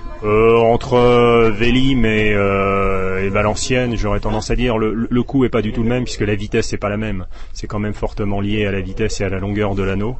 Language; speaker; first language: French; native; French